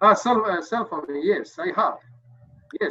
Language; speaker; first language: English; non-native, learner; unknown